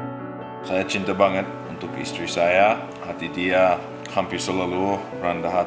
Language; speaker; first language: Indonesian; non-native, learner; English